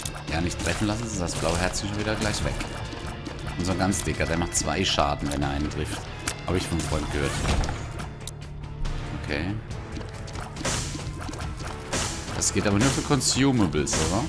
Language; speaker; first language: German; native; German